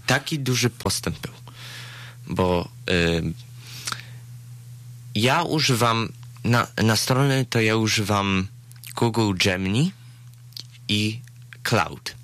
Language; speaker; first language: Polish; early bilingual, heritage; Polish